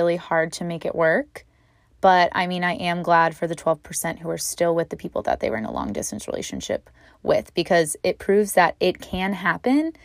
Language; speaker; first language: English; native; English